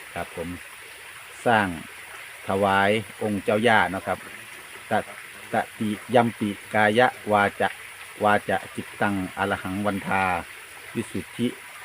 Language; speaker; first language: Thai; native; Thai